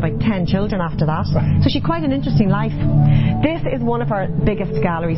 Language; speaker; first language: English; native; English